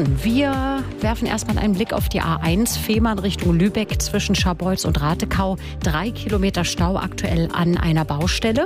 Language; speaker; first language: German; native; German